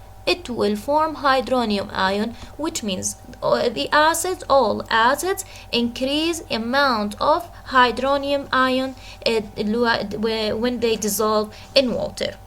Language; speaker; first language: English; non-native, fluent; Arabic